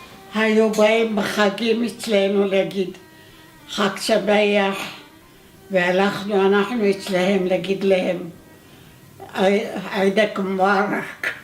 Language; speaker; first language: Hebrew; non-native, fluent; Arabic